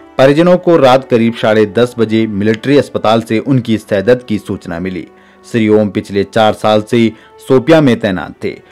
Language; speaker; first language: Hindi; native; Hindi